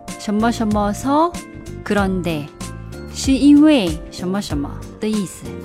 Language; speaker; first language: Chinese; non-native, fluent; Korean